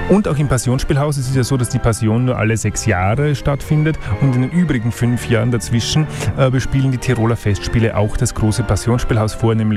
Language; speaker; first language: German; native; German